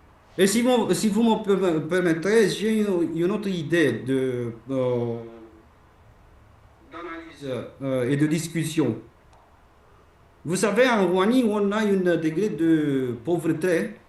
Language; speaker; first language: French; non-native, fluent; Romanian